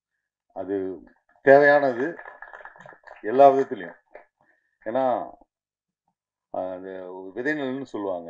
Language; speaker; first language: Tamil; native; Tamil